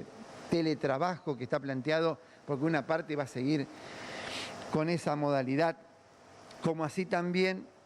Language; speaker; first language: Spanish; native; Spanish